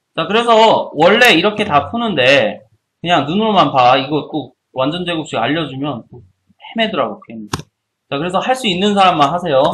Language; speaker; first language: Korean; native; Korean